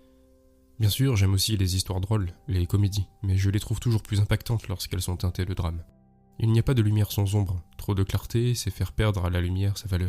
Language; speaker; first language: French; native; French